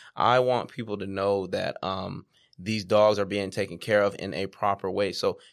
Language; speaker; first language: English; native; English